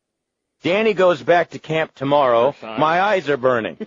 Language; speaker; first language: English; native; English